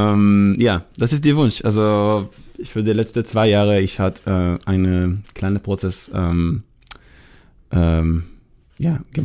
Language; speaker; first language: German; non-native, fluent; Hebrew